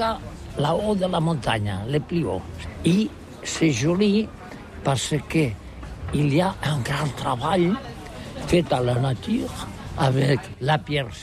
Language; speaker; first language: French; non-native, learner; Catalan